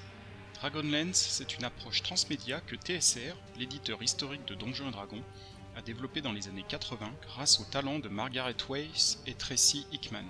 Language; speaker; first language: French; native; French